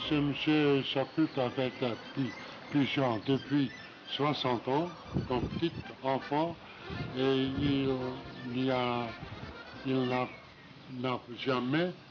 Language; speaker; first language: French; non-native, learner; Dutch